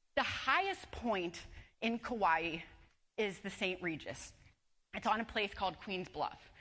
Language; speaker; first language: English; native; English